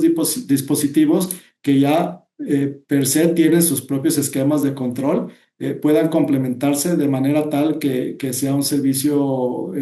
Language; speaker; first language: Spanish; native; Spanish